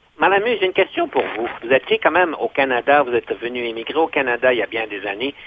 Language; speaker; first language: French; native; French